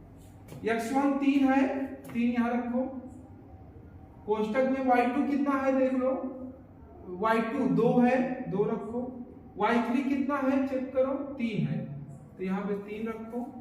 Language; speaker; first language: Hindi; native; Hindi